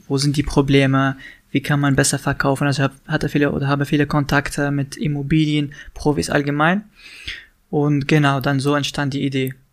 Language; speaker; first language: German; non-native, fluent; Arabic